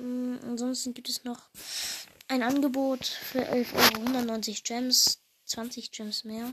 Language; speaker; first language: German; native; German